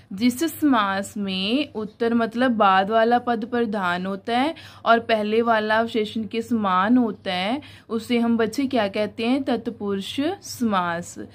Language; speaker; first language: Hindi; non-native, local second language; Punjabi